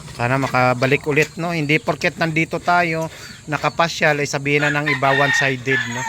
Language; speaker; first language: Filipino; non-native, local second language; Hiligaynon